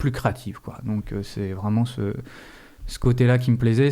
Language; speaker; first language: French; native; French